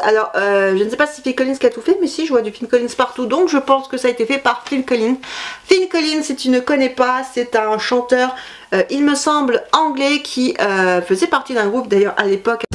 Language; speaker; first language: French; native; French